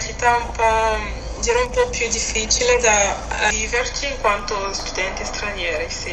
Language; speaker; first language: Italian; non-native, fluent; French